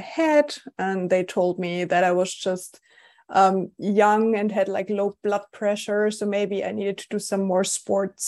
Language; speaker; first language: English; non-native, fluent; German